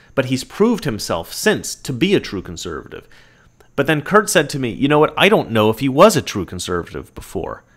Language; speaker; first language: English; native; English